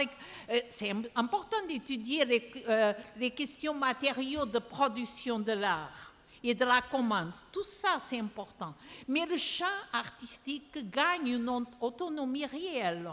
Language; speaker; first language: French; non-native, fluent; Portuguese